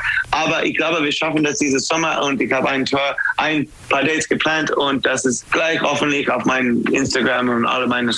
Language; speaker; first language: German; non-native, fluent; English